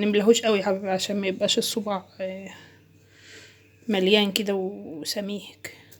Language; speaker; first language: Arabic; native; Arabic